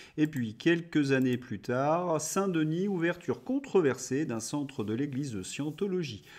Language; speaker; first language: French; native; French